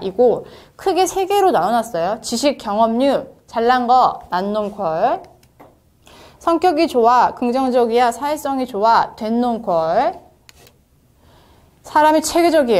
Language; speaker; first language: Korean; native; Korean